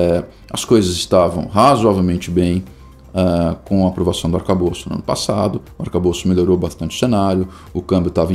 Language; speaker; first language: Portuguese; native; Portuguese